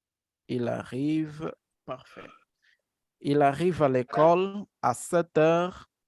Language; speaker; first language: French; non-native, fluent; Portuguese